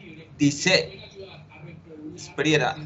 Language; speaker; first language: Spanish; non-native, learner; Portuguese